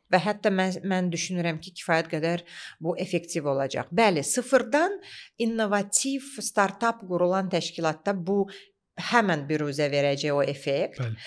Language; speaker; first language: Azerbaijani; native; Azerbaijani